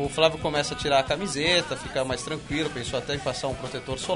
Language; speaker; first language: Portuguese; native; Portuguese